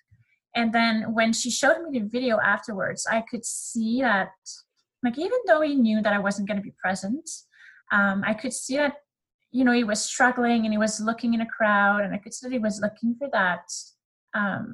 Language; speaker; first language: English; non-native, fluent; French